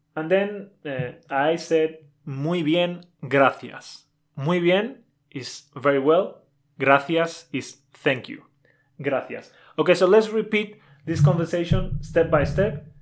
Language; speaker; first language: English; non-native, fluent; Spanish